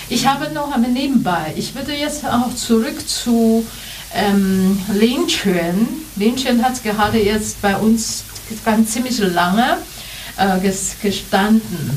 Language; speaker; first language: German; non-native, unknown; Chinese